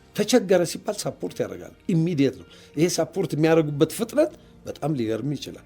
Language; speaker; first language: Amharic; native; Amharic